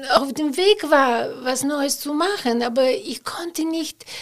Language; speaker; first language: German; non-native, fluent; Bulgarian